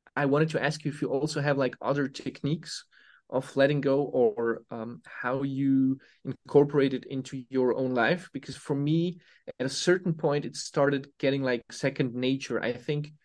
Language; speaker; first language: English; non-native, fluent; Serbian